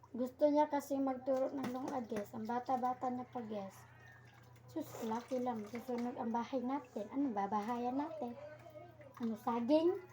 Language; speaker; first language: Filipino; non-native, local second language; Cebuano